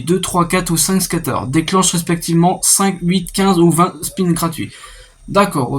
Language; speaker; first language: French; native; French